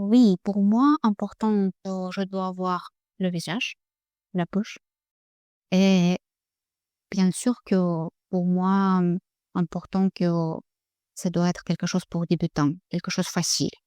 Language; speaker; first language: French; non-native, learner; Russian